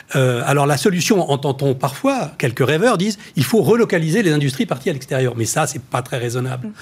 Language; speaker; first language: French; native; French